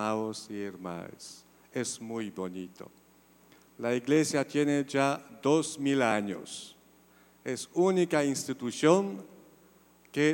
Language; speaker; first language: Spanish; non-native, fluent; Polish